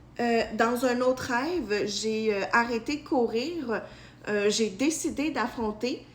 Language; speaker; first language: French; native; French